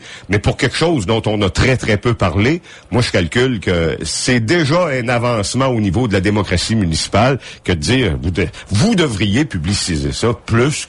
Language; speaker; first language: French; native; French